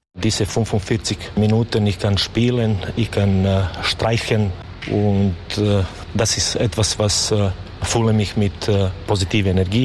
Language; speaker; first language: German; non-native, learner; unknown